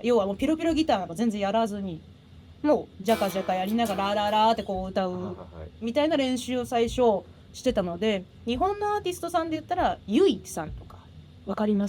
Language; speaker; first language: Japanese; native; Japanese